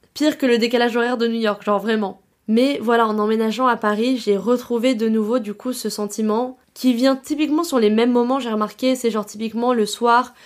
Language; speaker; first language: French; native; French